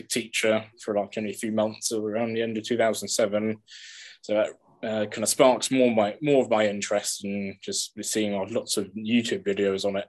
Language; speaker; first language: English; native; English